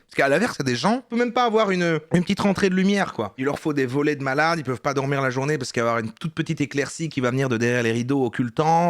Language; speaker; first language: French; native; French